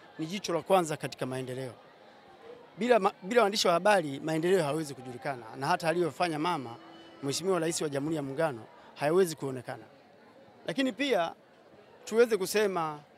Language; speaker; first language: Swahili; non-native, local second language; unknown